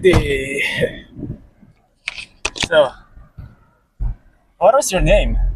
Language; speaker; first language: English; non-native, learner; Mongolian